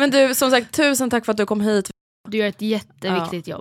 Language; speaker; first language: Swedish; native; Swedish